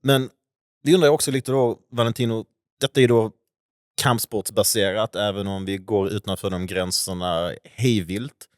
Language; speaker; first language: Swedish; native; Swedish